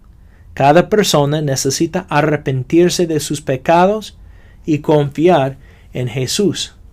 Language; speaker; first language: Spanish; non-native, fluent; English